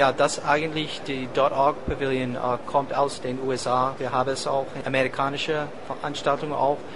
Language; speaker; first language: German; non-native, learner; English